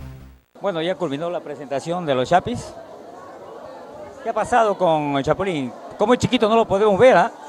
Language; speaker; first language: Spanish; native; Spanish